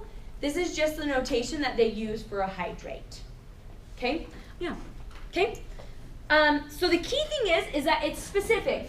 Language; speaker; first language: English; native; English